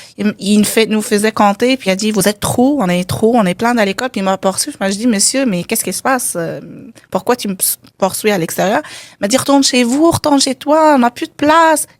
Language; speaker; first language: French; non-native, local second language; Arabic